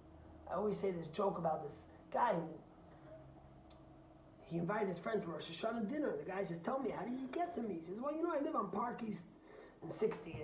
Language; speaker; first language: English; native; English